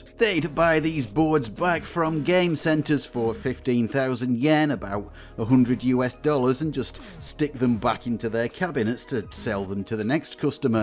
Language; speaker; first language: English; native; English